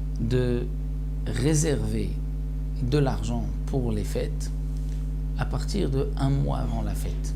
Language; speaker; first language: French; native; French